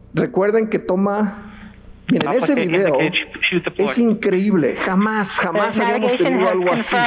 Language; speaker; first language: Spanish; native; Spanish